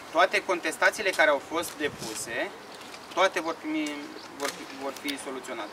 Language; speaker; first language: Romanian; native; Romanian